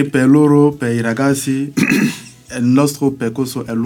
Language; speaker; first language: Italian; non-native, learner; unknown